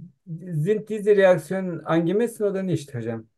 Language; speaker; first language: German; non-native, learner; Turkish